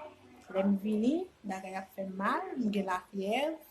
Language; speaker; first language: French; non-native, learner; Haitian Creole